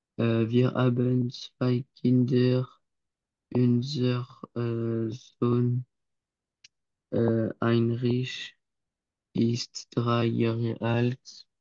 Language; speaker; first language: German; non-native, learner; French